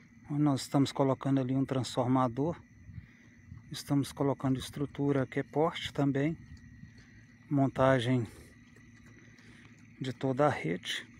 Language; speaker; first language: Portuguese; native; Portuguese